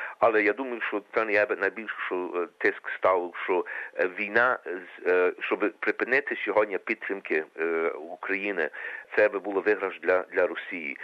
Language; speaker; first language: Ukrainian; early bilingual, heritage; Ukrainian